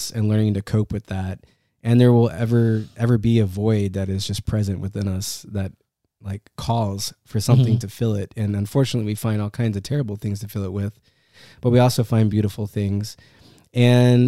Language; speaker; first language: English; native; English